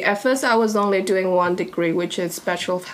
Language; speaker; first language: English; non-native, fluent; Cantonese